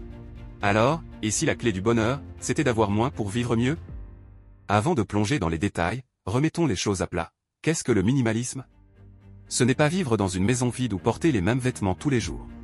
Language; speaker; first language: French; native; French